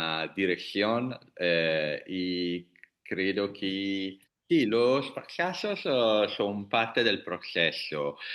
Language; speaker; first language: Spanish; non-native, learner; Italian